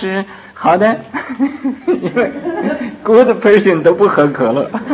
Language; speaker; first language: Chinese; native; Chinese